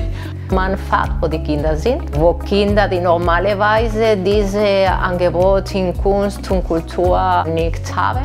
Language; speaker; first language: German; non-native, learner; Spanish